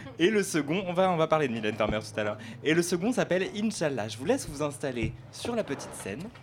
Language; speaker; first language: French; native; French